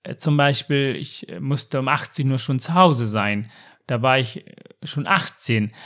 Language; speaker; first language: German; non-native, fluent; Tamil